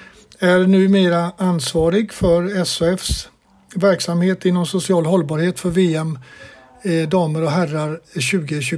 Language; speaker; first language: Swedish; native; Swedish